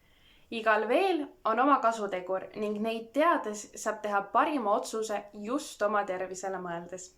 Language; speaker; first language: Estonian; native; Estonian